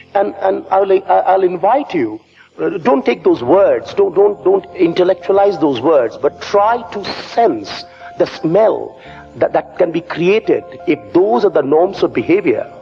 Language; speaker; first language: English; non-native, local second language; Bangla